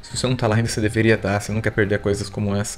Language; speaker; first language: Portuguese; native; Portuguese